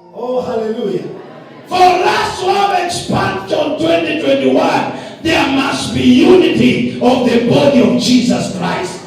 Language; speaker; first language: English; non-native, local second language; Swahili